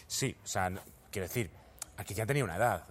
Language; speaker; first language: Spanish; native; Spanish